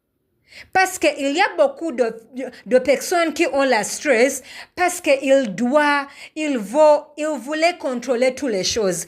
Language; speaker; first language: French; non-native, learner; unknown